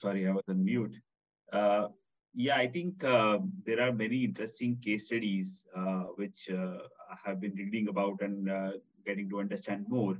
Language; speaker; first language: English; non-native, local second language; Hindi